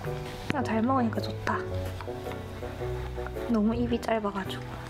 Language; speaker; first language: Korean; native; Korean